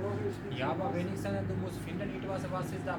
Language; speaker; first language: German; non-native, learner; Punjabi